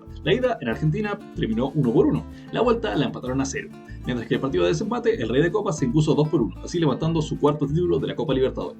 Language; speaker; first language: Spanish; native; Spanish